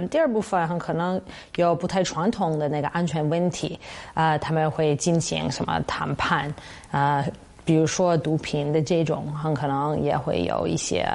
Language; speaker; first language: Chinese; non-native, fluent; English